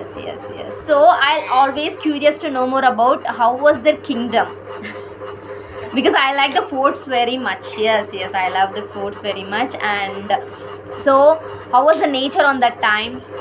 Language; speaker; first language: English; non-native, learner; Kannada